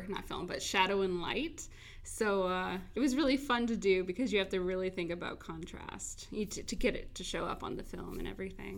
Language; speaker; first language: English; native; English